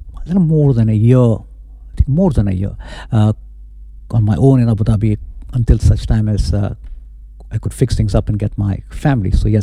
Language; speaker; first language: English; non-native, local second language; Konkani